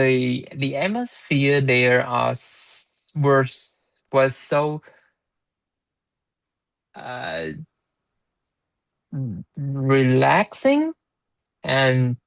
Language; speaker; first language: English; non-native, learner; Chinese